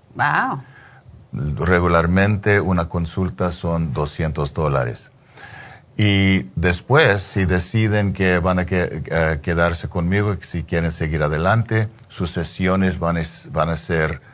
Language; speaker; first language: Spanish; early bilingual, heritage; English